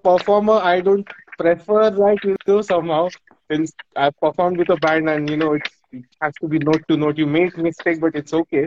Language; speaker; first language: English; non-native, local second language; Marathi